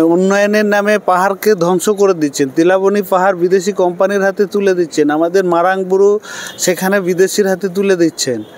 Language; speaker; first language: Bangla; non-native, local second language; Santali